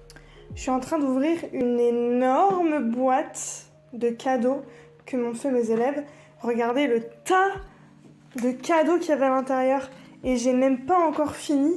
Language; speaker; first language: French; native; French